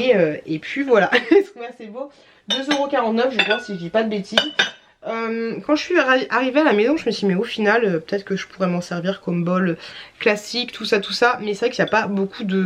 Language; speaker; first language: French; native; French